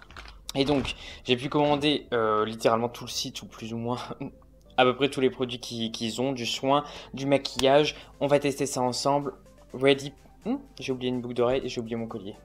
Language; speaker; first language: French; native; French